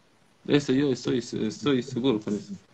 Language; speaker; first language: Spanish; non-native, learner; Arabic